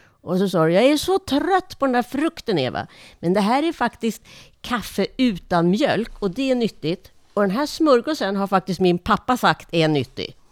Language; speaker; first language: Swedish; native; Swedish